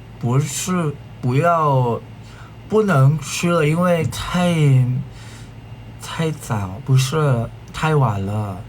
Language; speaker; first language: Chinese; non-native, learner; Thai